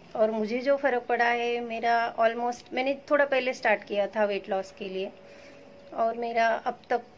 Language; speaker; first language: Hindi; non-native, local second language; Marathi